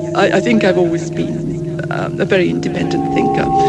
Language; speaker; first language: English; native; English